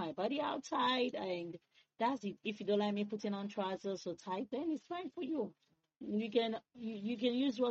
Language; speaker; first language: English; non-native, local second language; Krio